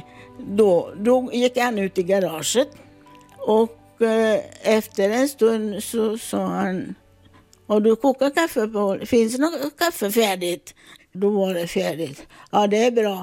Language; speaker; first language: Swedish; non-native, fluent; Italian